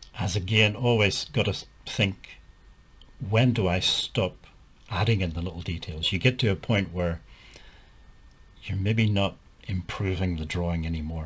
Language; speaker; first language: English; native; English